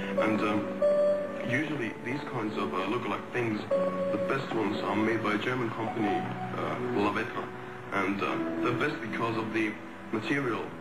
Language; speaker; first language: English; non-native, fluent; Finnish